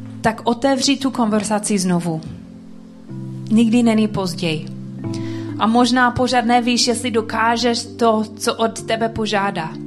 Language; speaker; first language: Czech; non-native, learner; English